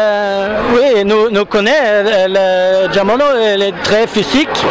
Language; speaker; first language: French; non-native, learner; Norwegian